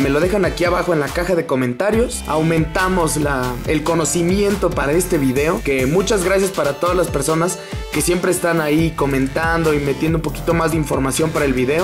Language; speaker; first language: Spanish; native; Spanish